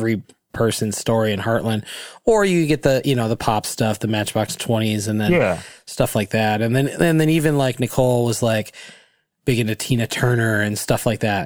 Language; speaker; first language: English; native; English